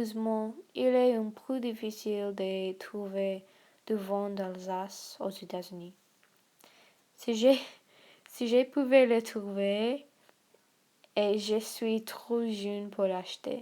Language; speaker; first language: French; non-native, learner; English